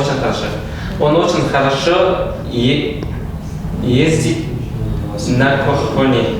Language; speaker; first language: Russian; non-native, local second language; Kazakh